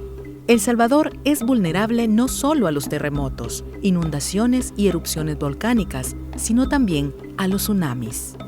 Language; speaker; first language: Spanish; native; Spanish